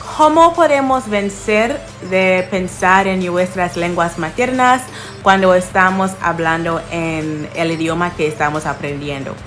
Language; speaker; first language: Spanish; non-native, fluent; English